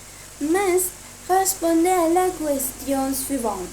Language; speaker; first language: French; non-native, learner; Spanish